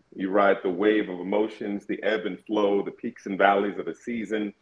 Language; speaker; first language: English; native; English